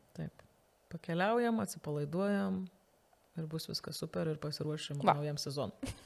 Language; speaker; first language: Lithuanian; native; Lithuanian